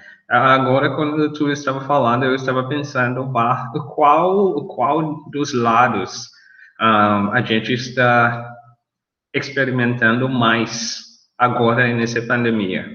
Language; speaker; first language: Portuguese; non-native, learner; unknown